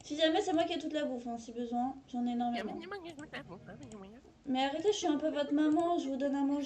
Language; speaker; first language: French; native; French